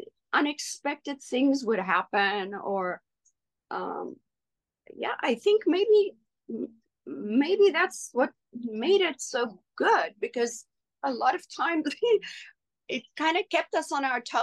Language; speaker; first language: English; non-native, local second language; Afrikaans